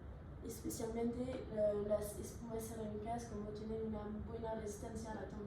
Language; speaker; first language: Spanish; non-native, learner; French